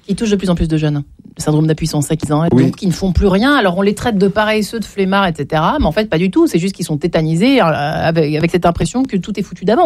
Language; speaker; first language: French; native; French